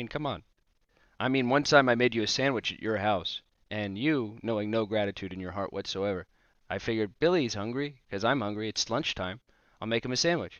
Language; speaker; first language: English; native; English